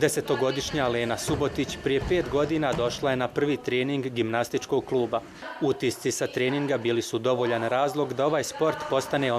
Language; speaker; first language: Bosnian; native; Bosnian